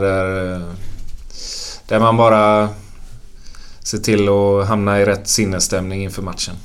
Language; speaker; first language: Swedish; native; Swedish